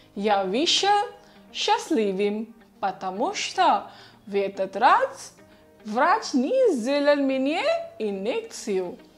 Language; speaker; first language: Russian; non-native, fluent; Hindi